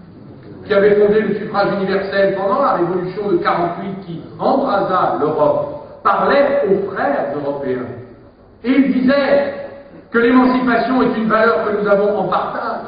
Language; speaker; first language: French; native; French